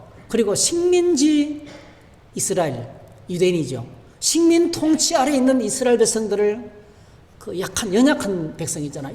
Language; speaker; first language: Korean; native; Korean